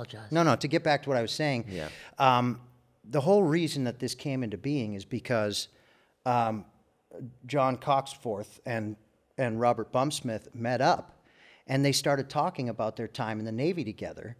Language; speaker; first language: English; native; English